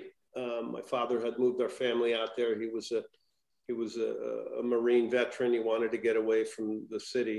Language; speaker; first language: English; native; English